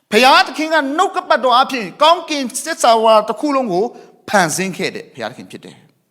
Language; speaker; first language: Burmese; non-native, local second language; Thado Chin